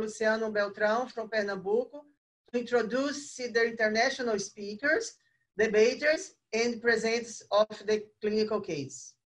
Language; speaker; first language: English; non-native, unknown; Portuguese